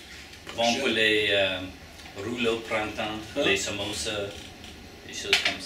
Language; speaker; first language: French; non-native, learner; English